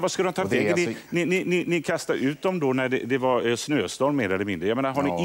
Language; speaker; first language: Swedish; native; Swedish